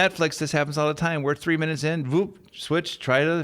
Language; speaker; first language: English; native; English